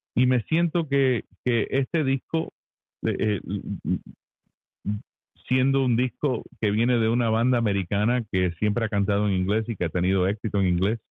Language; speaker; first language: Spanish; early bilingual, heritage; Spanish